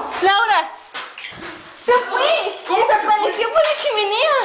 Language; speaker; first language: Spanish; native; Spanish